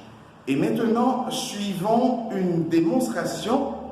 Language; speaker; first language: French; non-native, local second language; Haitian Creole